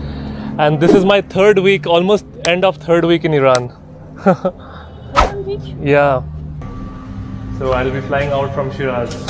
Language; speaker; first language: English; non-native, local second language; Hindi